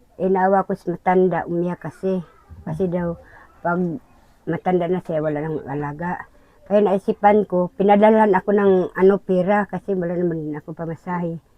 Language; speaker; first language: Filipino; non-native, local second language; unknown